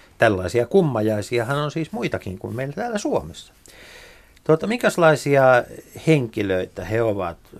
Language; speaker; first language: Finnish; native; Finnish